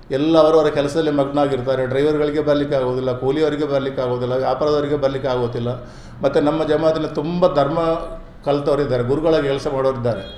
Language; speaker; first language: Kannada; non-native, local second language; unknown